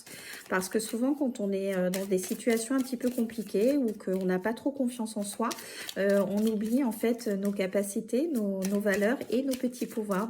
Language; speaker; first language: French; native; French